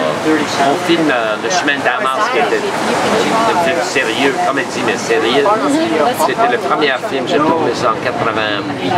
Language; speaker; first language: French; non-native, local second language; English